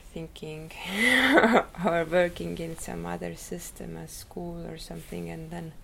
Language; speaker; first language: English; non-native, fluent; Estonian